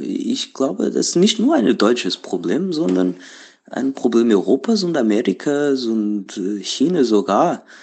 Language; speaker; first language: German; non-native, learner; Portuguese